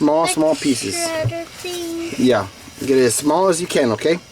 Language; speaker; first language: English; native; English